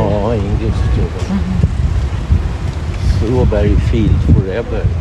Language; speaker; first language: English; non-native, learner; Swedish